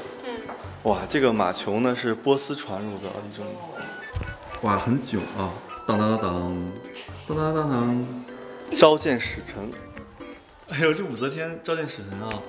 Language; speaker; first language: Chinese; native; Chinese